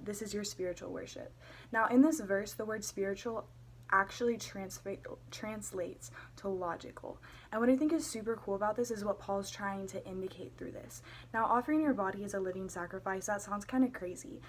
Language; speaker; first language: English; native; English